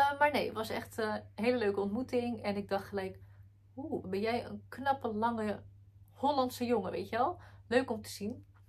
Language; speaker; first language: Dutch; early bilingual, other home language; Arabic